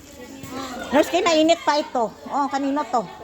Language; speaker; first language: Filipino; native; Filipino